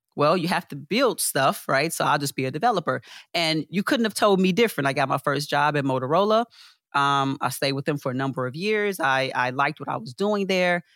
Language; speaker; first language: English; native; English